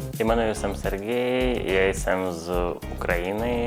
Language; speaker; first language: Czech; non-native, learner; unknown